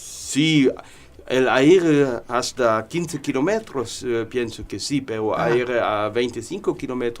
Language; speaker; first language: Spanish; non-native, learner; German